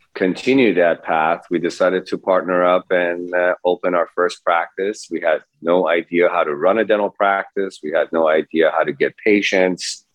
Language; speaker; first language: English; early bilingual, other home language; Persian